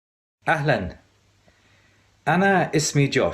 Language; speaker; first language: Arabic; non-native, fluent; English